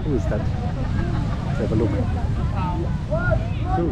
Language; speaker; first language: English; non-native, fluent; German